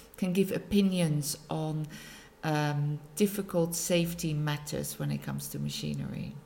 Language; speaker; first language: English; non-native, fluent; Dutch